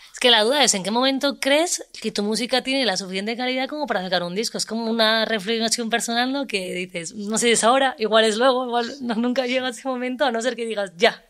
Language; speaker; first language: Spanish; native; Spanish